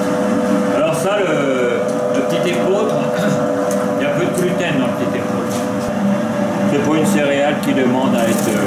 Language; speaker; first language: French; native; French